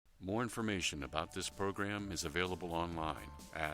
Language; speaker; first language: English; native; English